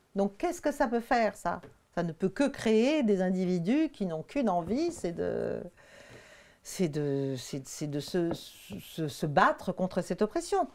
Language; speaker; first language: French; native; French